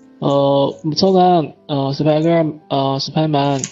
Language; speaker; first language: Korean; non-native, learner; Chinese